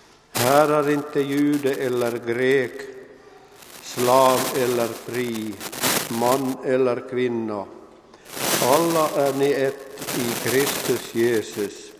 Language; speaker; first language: Swedish; non-native, local second language; Finnish